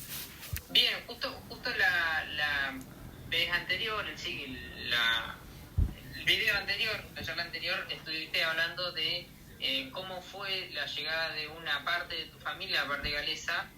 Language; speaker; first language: Spanish; native; Spanish